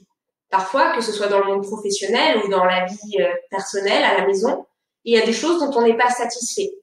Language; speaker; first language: French; native; French